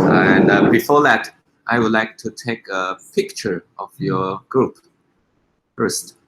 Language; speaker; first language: English; non-native, fluent; Chinese